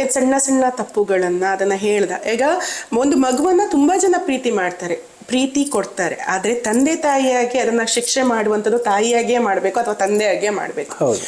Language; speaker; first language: Kannada; native; Kannada